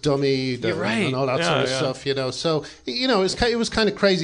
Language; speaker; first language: English; native; English